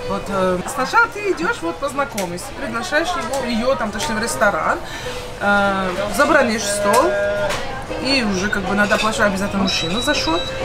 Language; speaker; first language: Russian; non-native, fluent; Persian